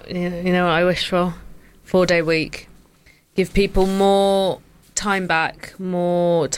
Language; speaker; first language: English; native; English